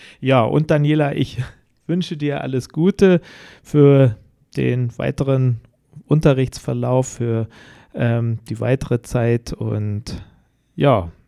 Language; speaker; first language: German; native; German